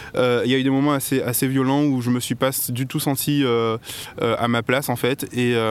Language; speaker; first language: French; native; French